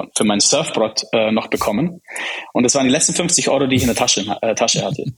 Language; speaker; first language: German; early bilingual, other home language; Czech